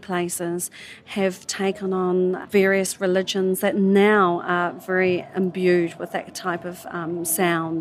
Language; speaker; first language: English; native; English